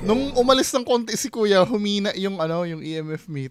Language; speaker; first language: Filipino; native; Filipino